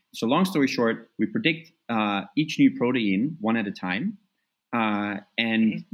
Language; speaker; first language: English; non-native, fluent; German